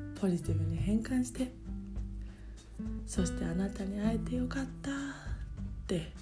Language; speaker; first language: Japanese; native; Japanese